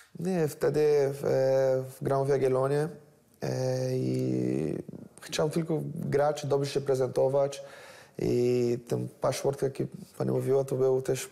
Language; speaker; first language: Polish; non-native, learner; Portuguese